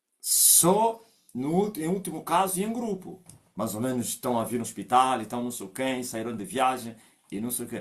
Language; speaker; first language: Portuguese; non-native, local second language; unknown